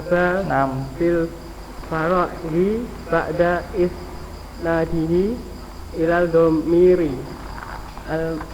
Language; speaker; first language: Arabic; non-native, learner; Indonesian